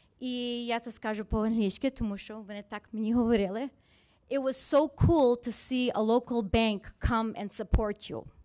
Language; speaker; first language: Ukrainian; early bilingual, heritage; Ukrainian